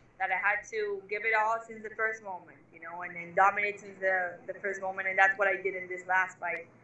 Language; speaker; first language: English; non-native, fluent; Spanish